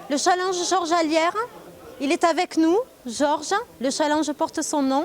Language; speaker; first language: French; native; French